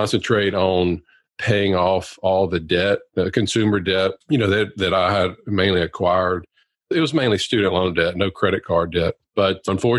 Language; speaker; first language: English; native; English